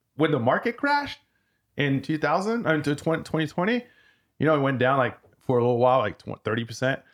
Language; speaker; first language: English; early bilingual, other home language; French